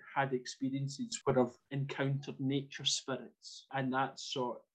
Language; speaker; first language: English; native; English